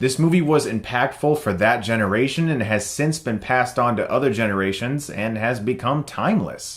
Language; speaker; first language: English; native; English